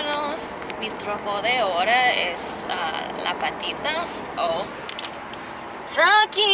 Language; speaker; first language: Spanish; non-native, learner; English